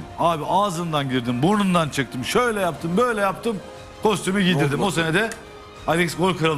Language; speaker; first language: Turkish; native; Turkish